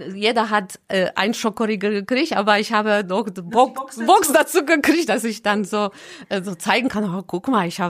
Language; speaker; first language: German; non-native, learner; Polish